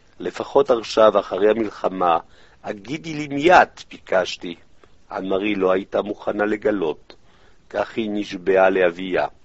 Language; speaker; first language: Hebrew; non-native, fluent; French